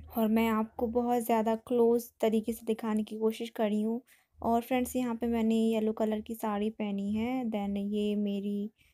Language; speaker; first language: Hindi; native; Hindi